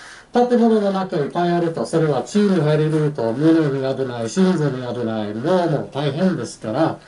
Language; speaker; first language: Japanese; non-native, fluent; English